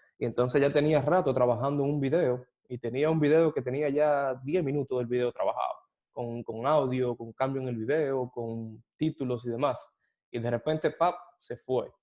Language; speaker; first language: Spanish; native; Spanish